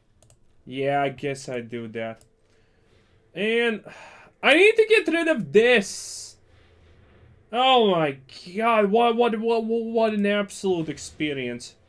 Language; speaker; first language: English; non-native, fluent; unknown